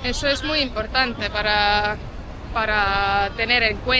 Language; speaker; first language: Spanish; non-native, fluent; Estonian